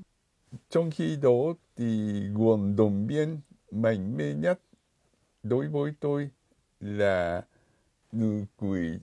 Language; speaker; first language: Vietnamese; non-native, fluent; Japanese